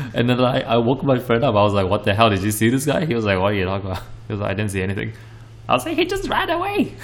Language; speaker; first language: English; non-native, fluent; Chinese